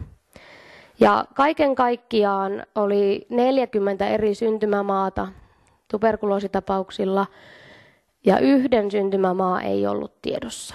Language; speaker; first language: Finnish; native; Finnish